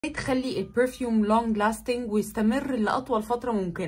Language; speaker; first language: Arabic; native; Arabic